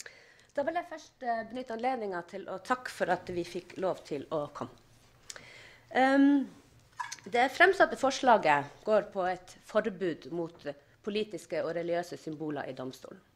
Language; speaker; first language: Norwegian; early bilingual, other home language; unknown